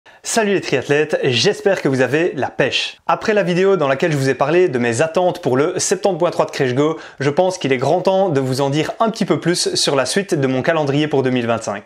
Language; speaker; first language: French; native; French